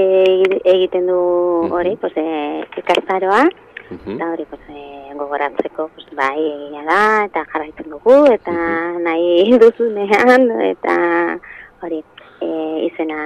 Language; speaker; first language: Basque; non-native, local second language; Spanish